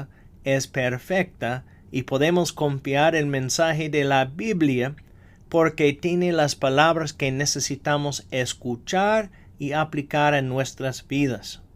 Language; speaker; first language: Spanish; non-native, fluent; English